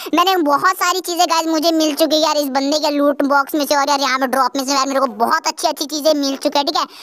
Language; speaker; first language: Hindi; native; Hindi